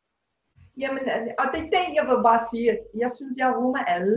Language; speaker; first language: Danish; non-native, fluent; English